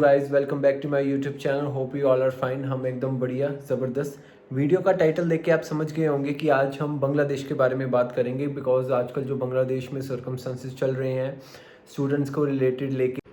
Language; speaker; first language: Hindi; native; Hindi